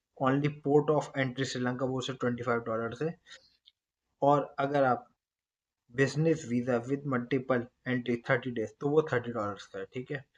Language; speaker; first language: Urdu; native; Urdu